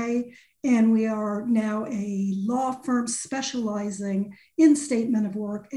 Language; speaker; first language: English; native; English